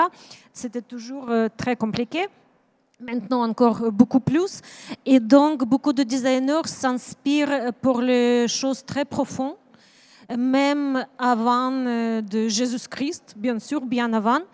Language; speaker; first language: French; non-native, learner; Ukrainian